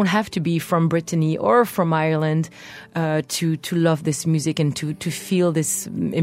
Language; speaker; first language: English; non-native, fluent; French